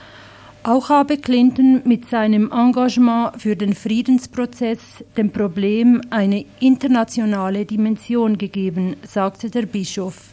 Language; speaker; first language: German; native; German